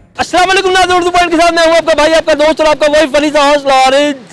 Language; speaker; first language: Hindi; non-native, local second language; Punjabi